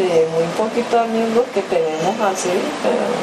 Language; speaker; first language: Spanish; early bilingual, other home language; Japanese